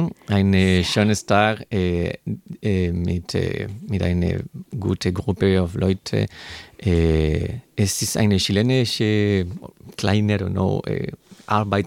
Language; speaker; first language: German; non-native, learner; Spanish